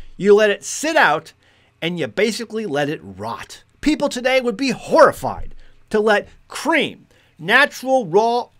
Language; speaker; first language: English; native; English